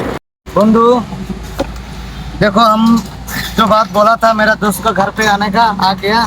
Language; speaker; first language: Hindi; non-native, local second language; Bangla